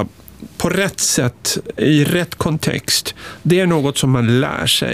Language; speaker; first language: Swedish; non-native, fluent; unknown